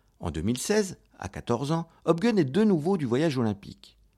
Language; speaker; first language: French; native; French